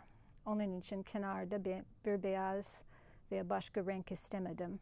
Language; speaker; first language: Turkish; non-native, fluent; English